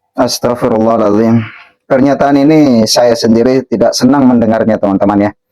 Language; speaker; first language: Indonesian; native; Indonesian